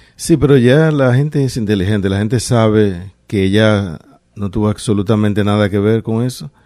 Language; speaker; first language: Spanish; native; Spanish